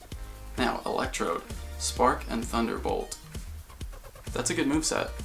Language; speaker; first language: English; native; English